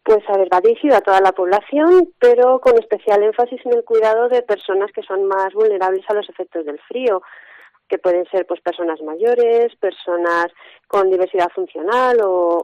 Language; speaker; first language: Spanish; native; Spanish